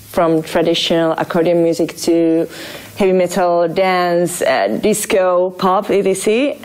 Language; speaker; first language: English; non-native, fluent; Finnish